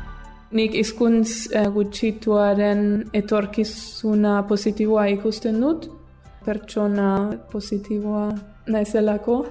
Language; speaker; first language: Basque; non-native, fluent; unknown